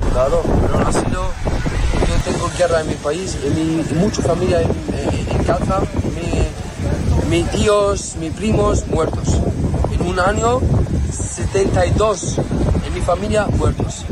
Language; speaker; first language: Spanish; non-native, learner; Arabic